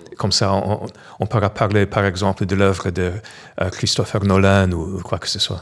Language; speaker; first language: French; non-native, fluent; English